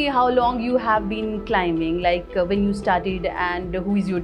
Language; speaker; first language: English; non-native, fluent; Urdu